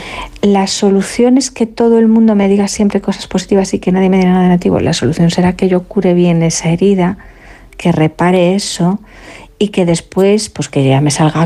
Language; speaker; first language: Spanish; native; Spanish